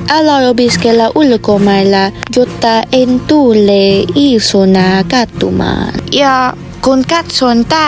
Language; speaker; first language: Finnish; non-native, learner; Vietnamese